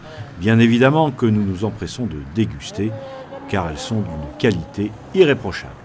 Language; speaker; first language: French; native; French